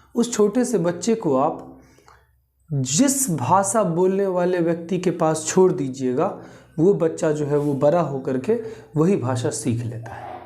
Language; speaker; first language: Hindi; native; Hindi